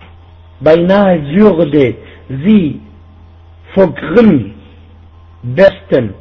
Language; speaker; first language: German; non-native, fluent; Arabic